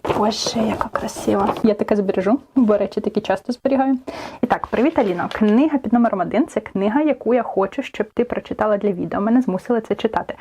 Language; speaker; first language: Ukrainian; native; Ukrainian